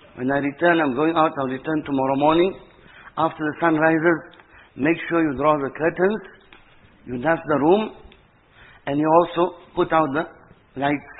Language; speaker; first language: English; native; English